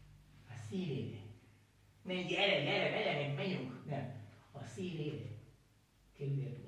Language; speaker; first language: Hungarian; non-native, learner; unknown